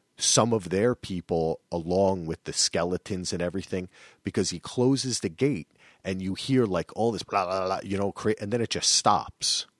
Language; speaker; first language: English; native; English